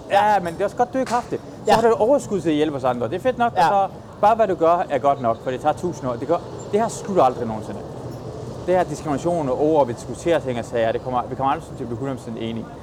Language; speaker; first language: Danish; early bilingual, other home language; Persian